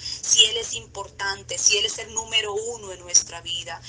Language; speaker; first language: Spanish; native; Spanish